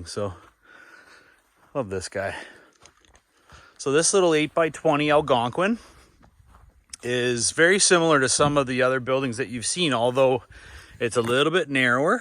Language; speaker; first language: English; native; English